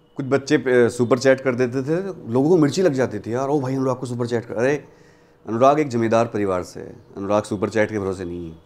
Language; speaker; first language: Hindi; native; Hindi